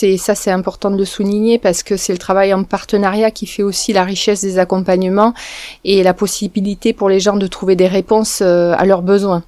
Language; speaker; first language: French; native; French